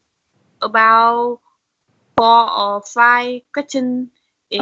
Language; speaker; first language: English; non-native, learner; Vietnamese